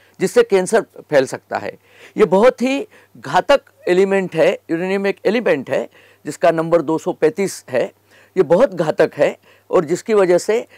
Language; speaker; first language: Hindi; native; Hindi